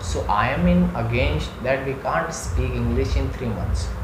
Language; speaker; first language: English; non-native, learner; Hindi